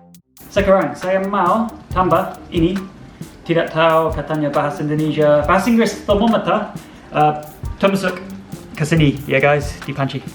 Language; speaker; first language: Indonesian; non-native, learner; English